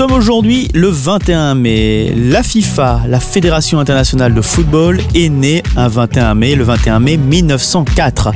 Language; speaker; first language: French; native; French